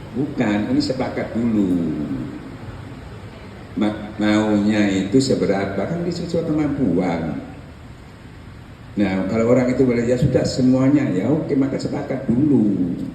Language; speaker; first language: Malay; non-native, local second language; Javanese